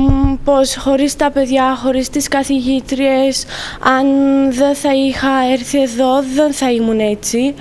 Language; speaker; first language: Greek; non-native, fluent; Romanian